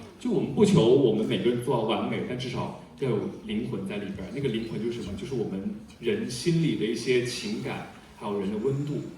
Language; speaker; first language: Chinese; non-native, local second language; Cantonese